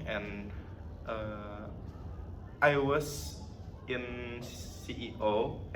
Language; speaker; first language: English; non-native, learner; Indonesian